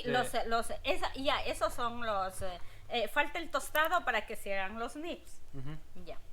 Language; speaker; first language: Spanish; native; Spanish